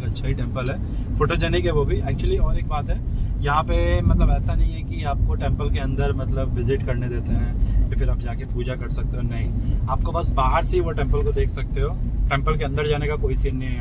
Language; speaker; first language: Hindi; non-native, local second language; Bangla